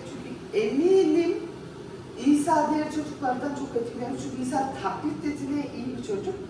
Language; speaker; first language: Turkish; early bilingual, heritage; Turkish